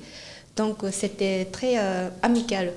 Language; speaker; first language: French; non-native, fluent; Japanese